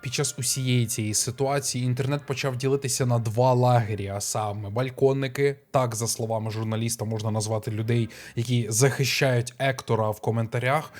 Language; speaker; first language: Ukrainian; native; Ukrainian